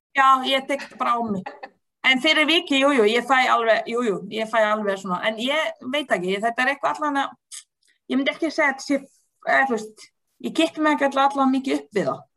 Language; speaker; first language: Icelandic; non-native, fluent; Bosnian